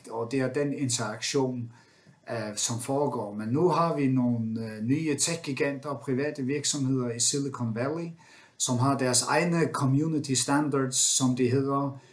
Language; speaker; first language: Danish; non-native, local second language; Faroese